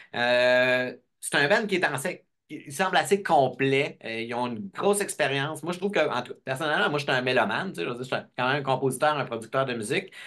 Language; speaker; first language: French; native; French